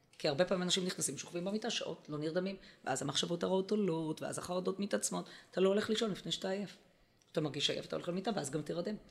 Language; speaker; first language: Hebrew; native; Hebrew